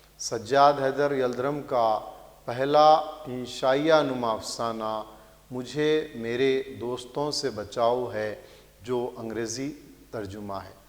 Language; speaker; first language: Urdu; native; Urdu